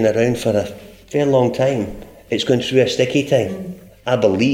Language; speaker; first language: English; native; English